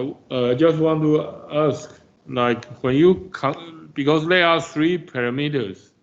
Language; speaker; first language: English; non-native, fluent; Chinese